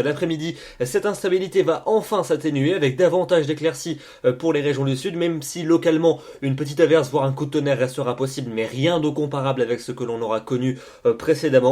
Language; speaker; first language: French; native; French